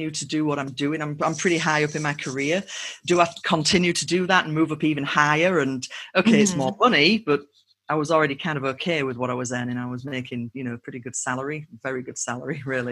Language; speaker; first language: English; native; English